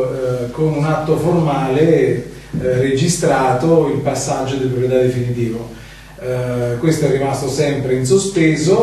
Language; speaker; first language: Italian; native; Italian